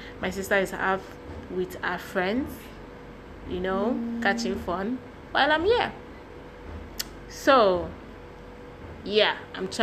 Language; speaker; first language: English; non-native, local second language; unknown